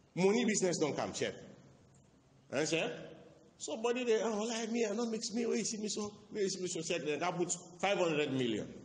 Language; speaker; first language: English; non-native, local second language; Krio